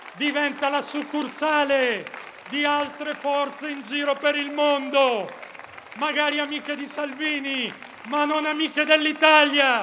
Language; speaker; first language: Italian; native; Italian